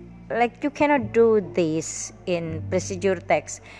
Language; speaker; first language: English; non-native, fluent; Indonesian